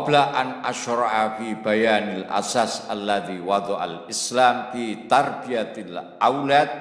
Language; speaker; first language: Arabic; non-native, fluent; Indonesian